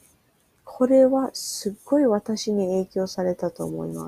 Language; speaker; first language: Japanese; non-native, learner; English